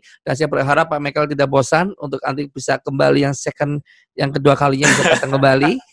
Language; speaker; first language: Indonesian; native; Indonesian